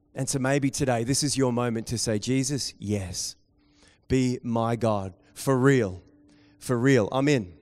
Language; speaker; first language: English; native; English